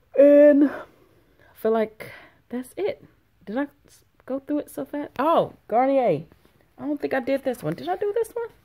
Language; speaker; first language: English; native; English